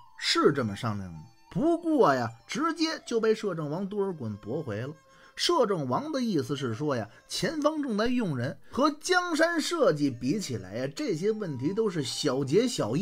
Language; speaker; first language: Chinese; native; Chinese